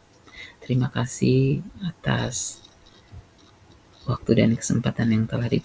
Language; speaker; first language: Indonesian; native; Indonesian